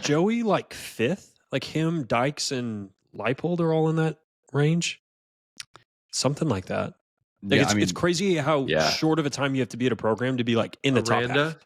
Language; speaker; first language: English; native; English